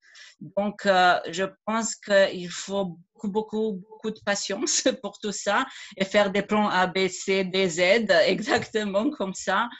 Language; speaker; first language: French; non-native, fluent; Croatian